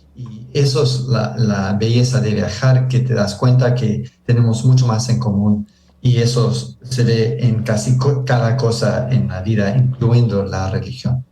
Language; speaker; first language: Spanish; early bilingual, heritage; Spanish